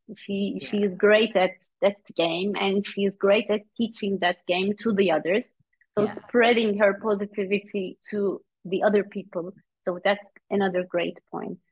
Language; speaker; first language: English; non-native, fluent; Turkish